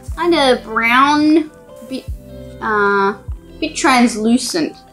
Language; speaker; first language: English; native; English